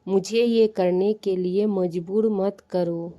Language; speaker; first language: Hindi; non-native, fluent; Bangla